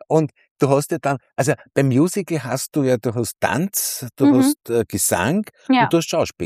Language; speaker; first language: German; native; German